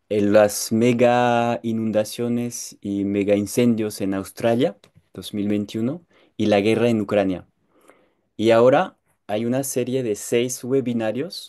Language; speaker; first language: Spanish; non-native, fluent; French